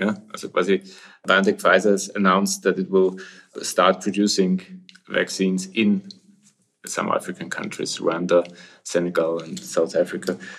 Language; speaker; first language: English; non-native, fluent; German